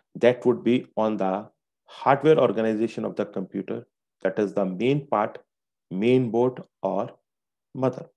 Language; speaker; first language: English; non-native, local second language; Punjabi